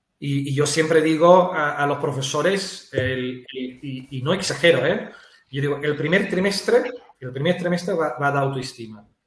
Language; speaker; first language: Spanish; non-native, fluent; Dutch